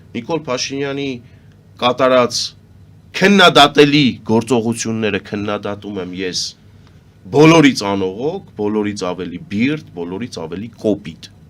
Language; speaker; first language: Armenian; native; Armenian